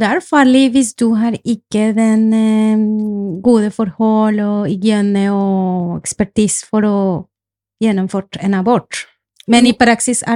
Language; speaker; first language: Norwegian; non-native, fluent; Spanish